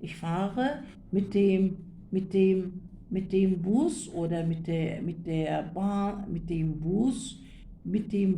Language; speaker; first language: German; non-native, fluent; Turkish